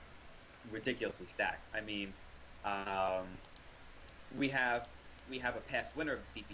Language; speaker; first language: English; native; English